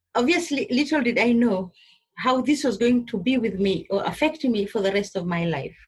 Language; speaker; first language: English; non-native, local second language; Somali